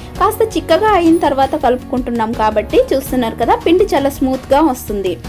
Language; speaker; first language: Telugu; non-native, local second language; Urdu